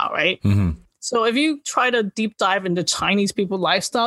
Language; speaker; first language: English; non-native, local second language; Cantonese